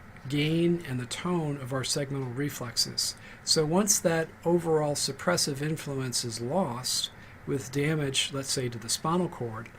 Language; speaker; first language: English; native; English